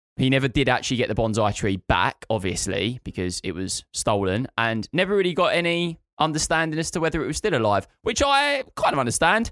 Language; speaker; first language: English; native; English